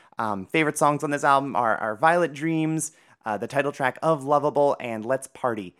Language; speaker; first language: English; native; English